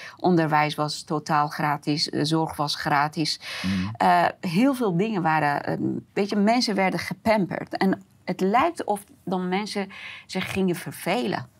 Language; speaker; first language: Dutch; non-native, fluent; Persian